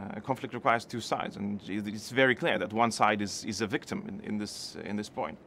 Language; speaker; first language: English; non-native, fluent; Lithuanian